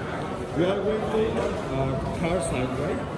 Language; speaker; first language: English; non-native, learner; Turkish